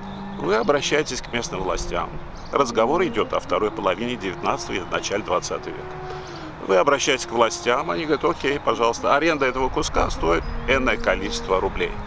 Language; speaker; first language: Russian; native; Russian